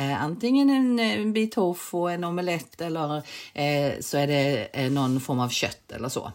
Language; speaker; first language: Swedish; early bilingual, other home language; Korean